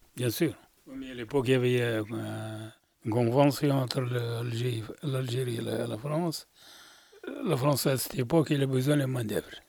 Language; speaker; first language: French; non-native, local second language; Arabic